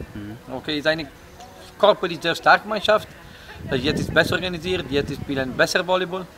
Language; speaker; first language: German; non-native, learner; Italian